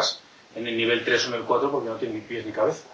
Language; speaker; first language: Spanish; native; Spanish